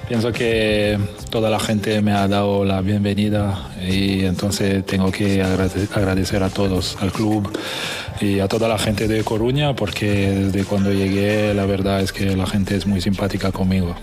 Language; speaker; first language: Spanish; non-native, fluent; French